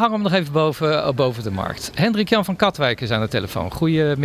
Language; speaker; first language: Dutch; native; Dutch